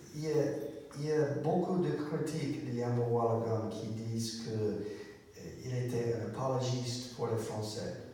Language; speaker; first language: French; non-native, learner; English